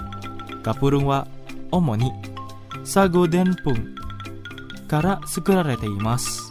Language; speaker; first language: Japanese; non-native, fluent; Indonesian